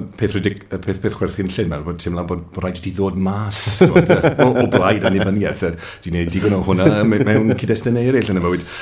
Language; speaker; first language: Welsh; native; Welsh